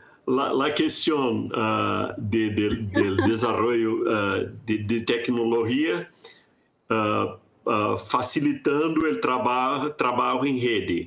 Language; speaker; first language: Spanish; non-native, fluent; Portuguese